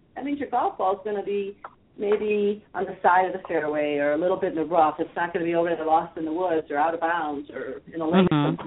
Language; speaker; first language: English; native; English